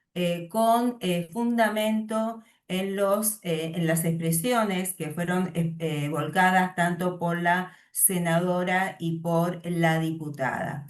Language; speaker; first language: Spanish; native; Spanish